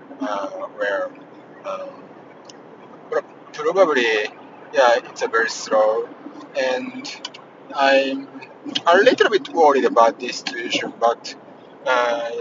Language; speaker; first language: English; non-native, learner; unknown